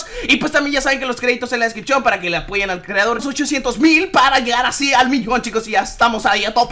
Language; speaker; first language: Spanish; native; Spanish